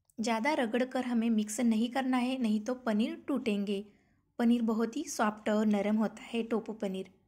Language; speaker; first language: Hindi; non-native, local second language; Marathi